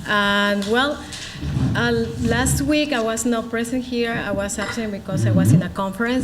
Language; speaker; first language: English; non-native, learner; Spanish